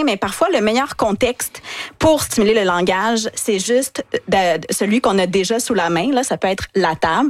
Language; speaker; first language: French; native; French